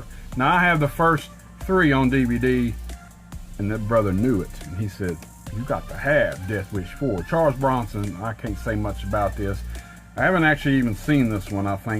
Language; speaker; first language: English; native; English